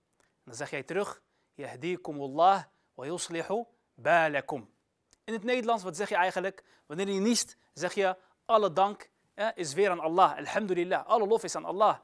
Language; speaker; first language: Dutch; early bilingual, other home language; Arabic